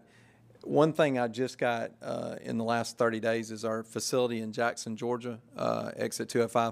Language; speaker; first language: English; native; English